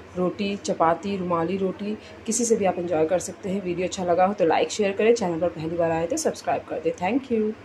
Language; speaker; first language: Hindi; native; Hindi